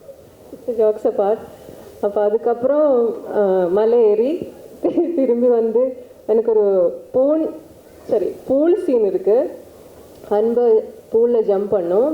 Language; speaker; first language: Tamil; non-native, learner; Malayalam